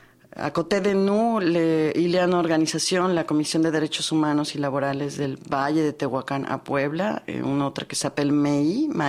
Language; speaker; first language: French; non-native, fluent; Spanish